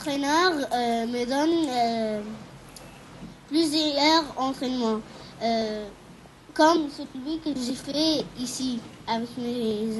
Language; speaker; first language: French; non-native, fluent; Arabic